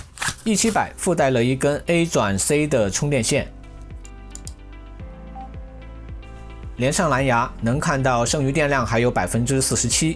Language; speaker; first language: Chinese; native; Chinese